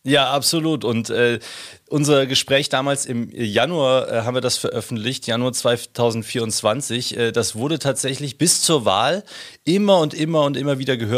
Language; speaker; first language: German; native; German